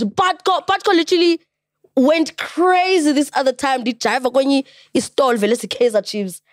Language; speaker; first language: English; non-native, local second language; Xhosa